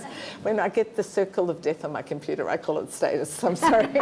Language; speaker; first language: English; native; English